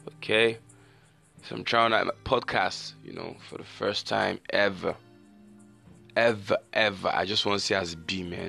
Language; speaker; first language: English; non-native, local second language; Yoruba